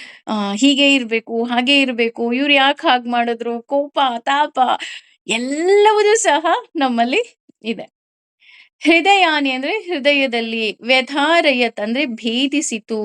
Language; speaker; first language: Kannada; native; Kannada